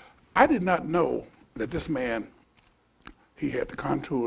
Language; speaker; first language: English; native; English